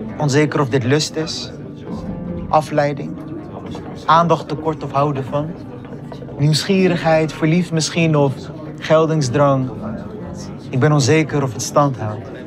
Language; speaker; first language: Dutch; early bilingual, other home language; Hebrew